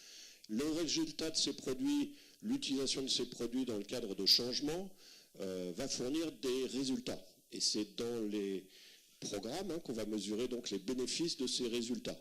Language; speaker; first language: French; native; French